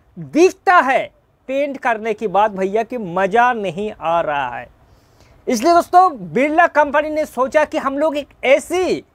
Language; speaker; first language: Hindi; native; Hindi